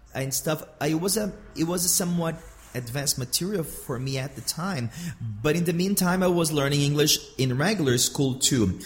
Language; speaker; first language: English; non-native, fluent; Portuguese